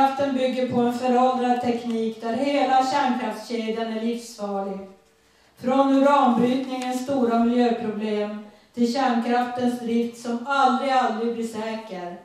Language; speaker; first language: Swedish; native; Swedish